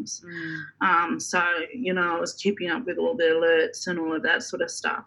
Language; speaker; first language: English; native; English